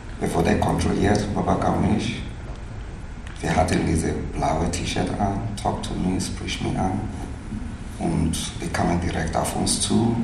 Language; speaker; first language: German; non-native, fluent; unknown